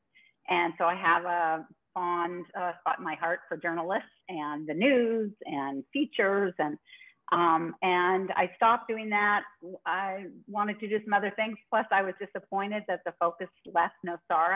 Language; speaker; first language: English; native; English